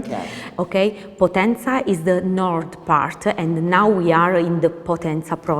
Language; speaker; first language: English; non-native, learner; Italian